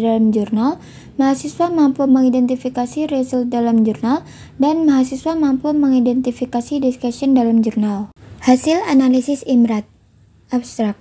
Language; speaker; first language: Indonesian; native; Indonesian